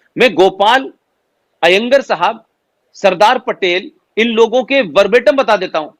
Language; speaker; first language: Hindi; native; Hindi